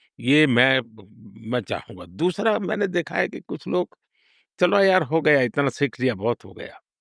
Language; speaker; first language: Hindi; non-native, local second language; Gujarati